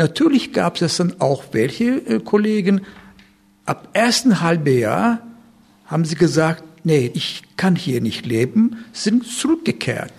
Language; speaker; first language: German; non-native, fluent; Turkish